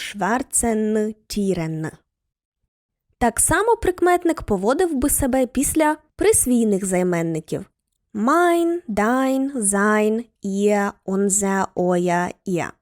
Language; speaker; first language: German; non-native, fluent; Ukrainian